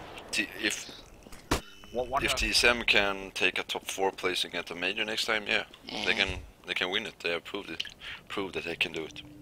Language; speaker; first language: English; non-native, fluent; Swedish